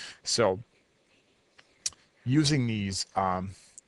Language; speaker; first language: English; native; English